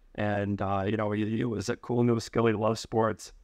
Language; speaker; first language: English; native; English